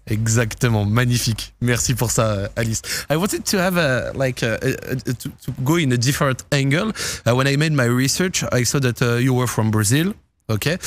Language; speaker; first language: English; non-native, fluent; French